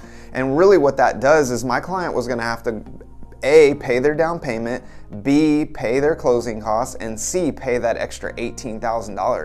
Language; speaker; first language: English; native; English